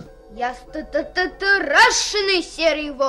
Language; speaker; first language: Russian; native; Russian